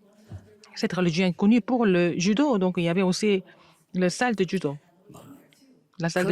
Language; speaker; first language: French; non-native, fluent; Korean